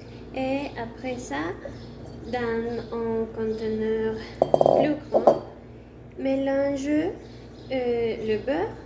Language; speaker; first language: French; non-native, learner; Spanish